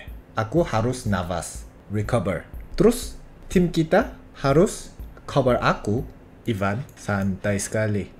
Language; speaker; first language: Indonesian; non-native, fluent; Korean